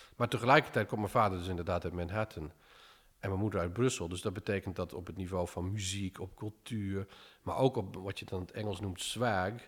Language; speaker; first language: Dutch; early bilingual, other home language; English